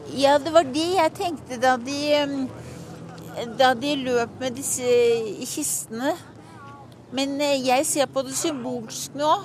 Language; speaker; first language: Norwegian; native; Norwegian